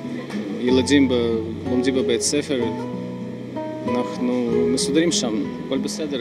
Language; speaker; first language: Hebrew; non-native, fluent; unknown